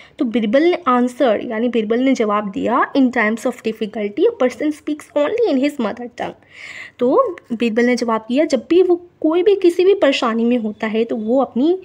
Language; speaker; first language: Hindi; native; Hindi